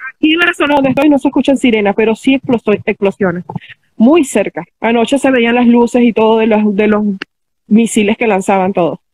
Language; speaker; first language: Spanish; native; Spanish